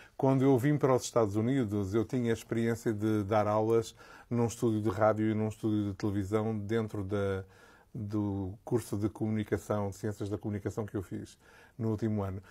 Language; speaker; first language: Portuguese; native; Portuguese